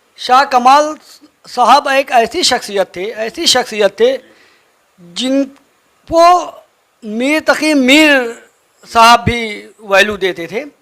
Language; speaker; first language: Urdu; native; Urdu